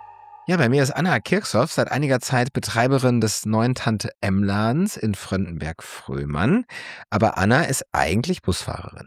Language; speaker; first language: German; native; German